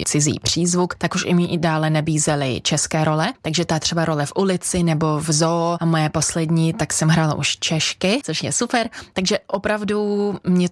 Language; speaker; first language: Czech; non-native, fluent; Russian